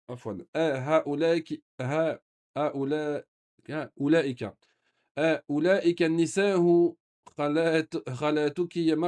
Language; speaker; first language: Arabic; non-native, fluent; French